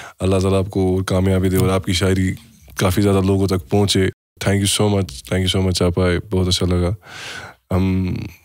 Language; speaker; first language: Hindi; non-native, local second language; Kashmiri